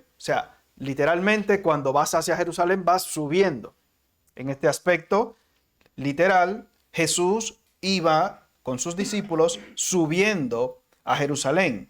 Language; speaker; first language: Spanish; native; Spanish